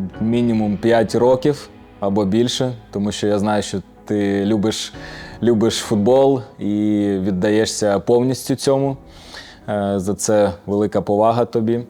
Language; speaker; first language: Ukrainian; native; Ukrainian